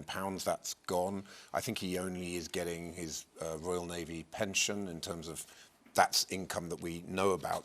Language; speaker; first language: English; native; English